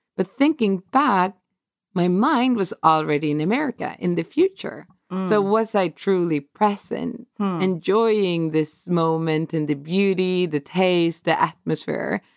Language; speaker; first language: English; non-native, fluent; Swedish